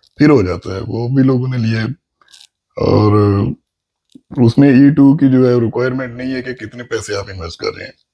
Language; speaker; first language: Urdu; non-native, local second language; Punjabi